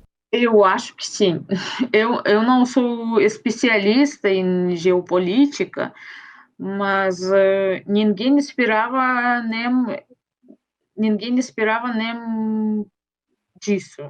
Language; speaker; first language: Portuguese; non-native, fluent; Russian